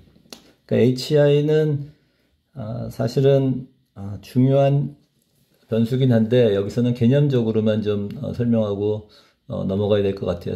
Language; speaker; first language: Korean; native; Korean